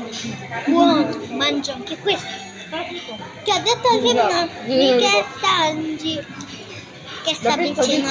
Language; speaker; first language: Italian; non-native, learner; Filipino